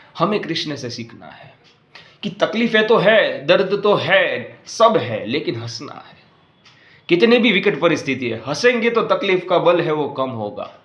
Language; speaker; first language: Hindi; non-native, local second language; Gujarati